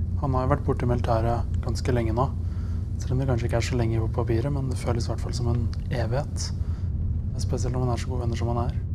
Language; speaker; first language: Norwegian; early bilingual, other home language; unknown